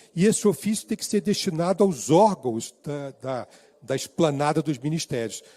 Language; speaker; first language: Portuguese; native; Portuguese